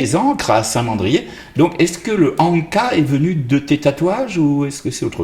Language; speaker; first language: French; native; French